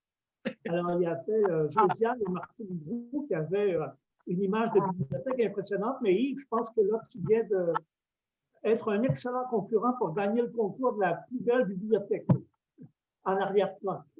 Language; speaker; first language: French; native; French